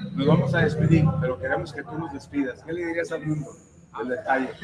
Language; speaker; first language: Spanish; early bilingual, heritage; Spanish